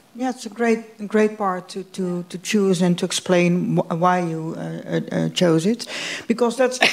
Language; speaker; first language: English; non-native, fluent; Dutch